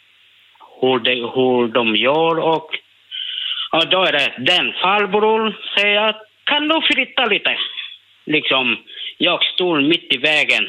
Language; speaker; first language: Swedish; non-native, learner; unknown